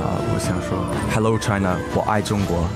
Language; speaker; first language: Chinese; early bilingual, heritage; English